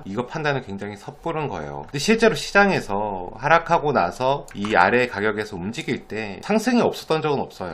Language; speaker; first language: Korean; native; Korean